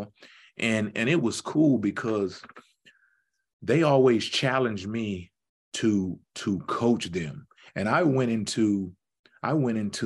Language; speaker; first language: English; native; English